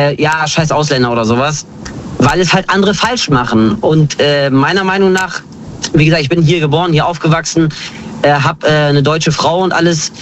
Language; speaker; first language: German; early bilingual, other home language; Kurdish